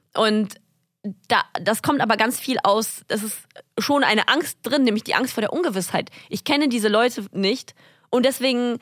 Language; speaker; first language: German; early bilingual, other home language; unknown